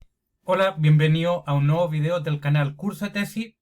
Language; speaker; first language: Spanish; native; Spanish